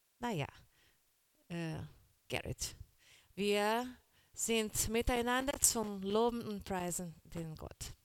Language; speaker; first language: German; non-native, learner; Portuguese